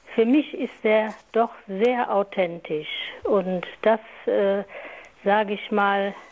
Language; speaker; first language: German; non-native, fluent; Croatian